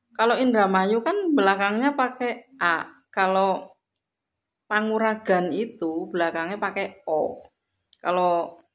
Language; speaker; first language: Indonesian; non-native, local second language; Javanese